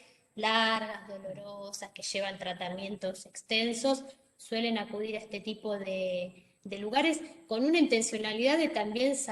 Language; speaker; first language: Spanish; native; Spanish